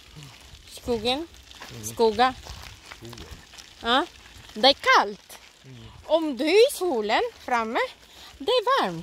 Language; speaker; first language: Swedish; non-native, learner; Cebuano